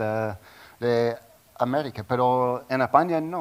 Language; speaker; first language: Spanish; non-native, learner; English